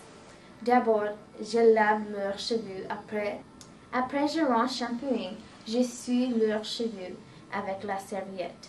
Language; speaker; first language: French; non-native, learner; English